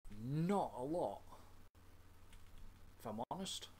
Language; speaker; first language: English; native; English